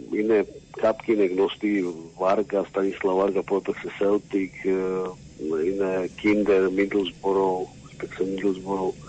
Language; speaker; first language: Greek; non-native, learner; Slovak